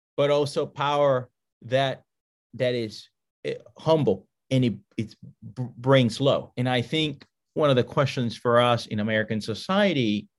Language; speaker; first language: English; early bilingual, other home language; Spanish